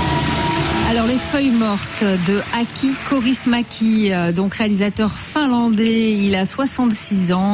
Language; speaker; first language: French; native; French